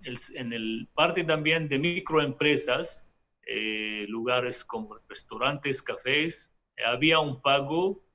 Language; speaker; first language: Spanish; non-native, fluent; Hebrew